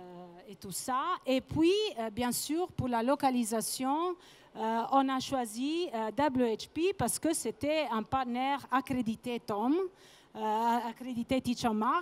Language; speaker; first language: French; non-native, fluent; Italian